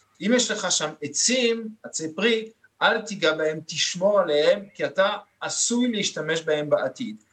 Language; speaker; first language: Hebrew; non-native, fluent; French